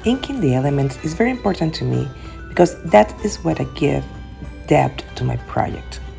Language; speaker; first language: English; non-native, fluent; Spanish